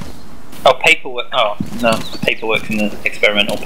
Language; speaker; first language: English; native; English